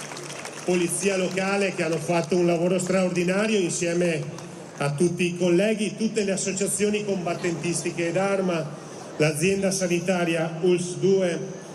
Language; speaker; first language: Italian; native; Italian